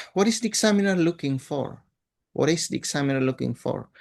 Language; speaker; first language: English; non-native, fluent; Indonesian